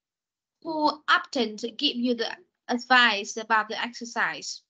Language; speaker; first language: English; non-native, fluent; Vietnamese